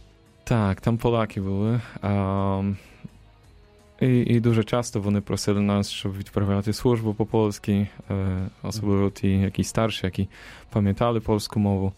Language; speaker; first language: Ukrainian; non-native, fluent; Polish